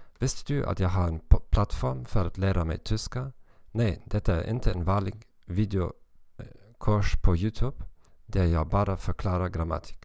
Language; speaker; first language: Swedish; non-native, learner; German